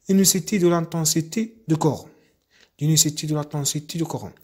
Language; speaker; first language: French; non-native, local second language; Arabic